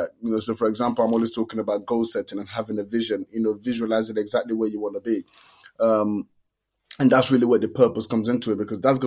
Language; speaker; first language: English; non-native, local second language; Yoruba